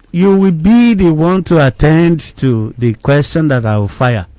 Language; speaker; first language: English; non-native, local second language; Yoruba